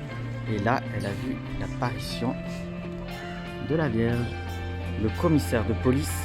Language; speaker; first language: French; native; French